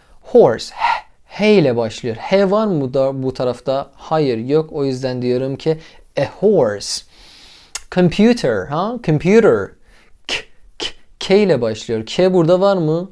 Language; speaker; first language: Turkish; non-native, fluent; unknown